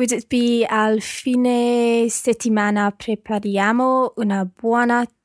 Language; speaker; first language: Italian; non-native, learner; English